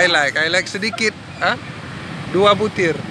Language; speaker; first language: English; non-native, learner; Indonesian